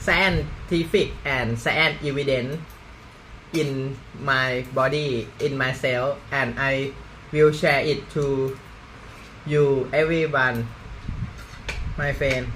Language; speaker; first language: English; non-native, learner; Thai